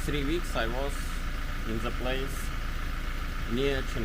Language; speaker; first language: English; non-native, learner; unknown